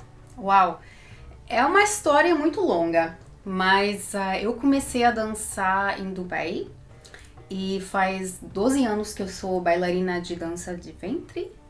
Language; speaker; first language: Portuguese; early bilingual, heritage; Portuguese